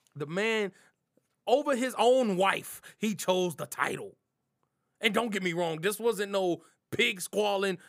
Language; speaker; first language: English; native; English